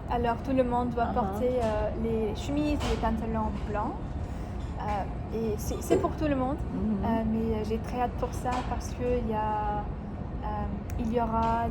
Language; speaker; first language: French; non-native, learner; English